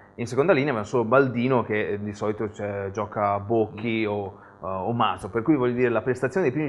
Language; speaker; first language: Italian; native; Italian